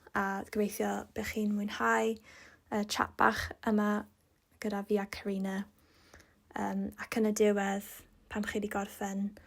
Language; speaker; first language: Welsh; non-native, local second language; English